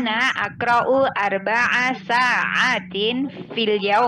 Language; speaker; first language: Arabic; non-native, learner; Indonesian